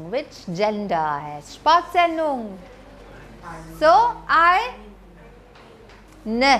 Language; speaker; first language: German; non-native, fluent; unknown